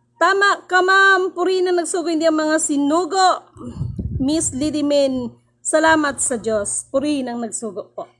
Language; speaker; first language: Filipino; non-native, local second language; Cebuano